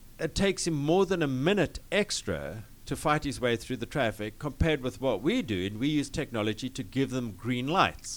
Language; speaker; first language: English; native; English